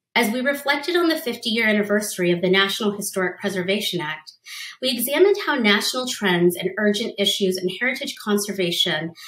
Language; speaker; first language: English; early bilingual, other home language; Spanish